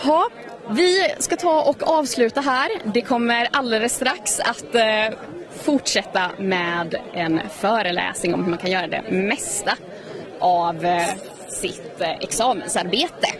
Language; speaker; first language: Swedish; native; Swedish